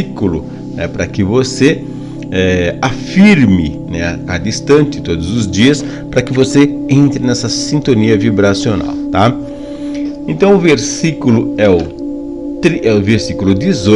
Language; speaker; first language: Portuguese; native; Portuguese